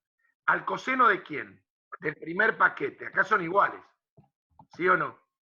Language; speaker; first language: Spanish; native; Spanish